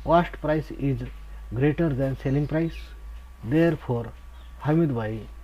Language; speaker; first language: English; non-native, local second language; Marathi